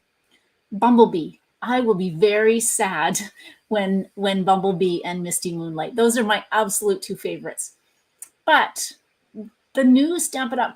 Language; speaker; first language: English; native; English